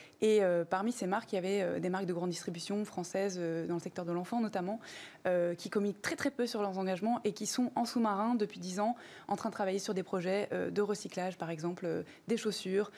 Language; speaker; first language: French; native; French